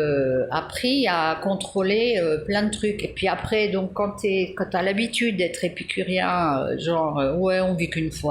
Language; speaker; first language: French; native; French